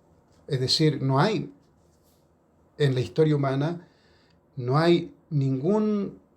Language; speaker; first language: Spanish; native; Spanish